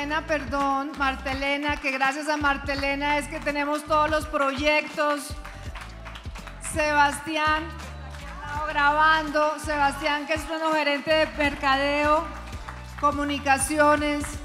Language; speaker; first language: Spanish; native; Spanish